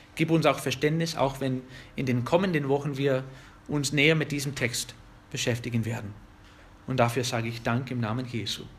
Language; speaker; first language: German; non-native, fluent; English